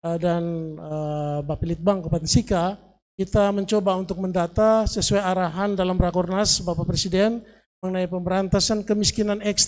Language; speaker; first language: Indonesian; native; Indonesian